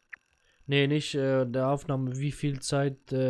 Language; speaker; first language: German; native; German